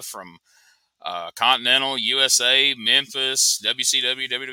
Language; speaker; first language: English; native; English